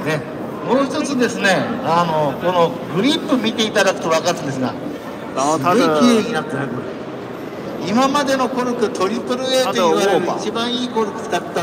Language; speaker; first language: Japanese; native; Japanese